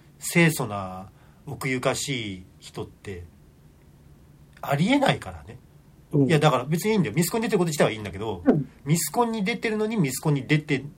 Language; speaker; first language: Japanese; native; Japanese